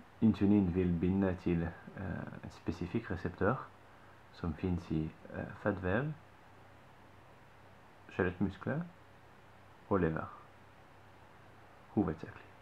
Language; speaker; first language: Norwegian; non-native, fluent; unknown